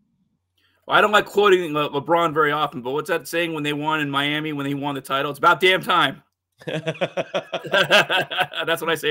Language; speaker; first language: English; native; English